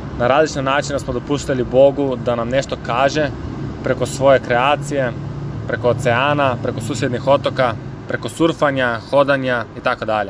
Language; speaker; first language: Croatian; early bilingual, heritage; Croatian